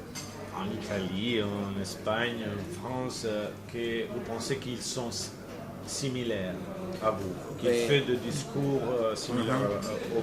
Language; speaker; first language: French; non-native, fluent; Italian